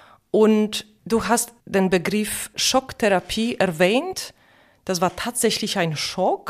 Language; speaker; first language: German; non-native, fluent; Polish